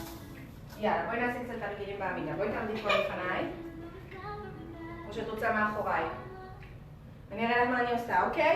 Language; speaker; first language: Hebrew; native; Hebrew